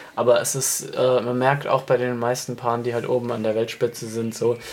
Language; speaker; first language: German; native; German